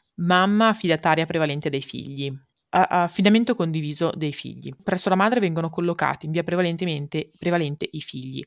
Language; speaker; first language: Italian; native; Italian